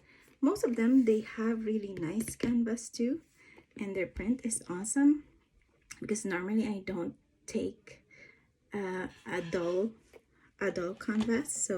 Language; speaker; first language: English; non-native, fluent; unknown